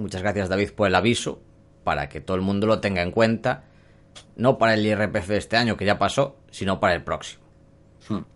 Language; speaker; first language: Spanish; native; Spanish